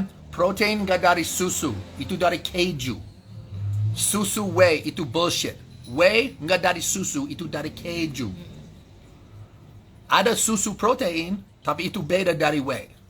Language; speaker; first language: Indonesian; non-native, fluent; English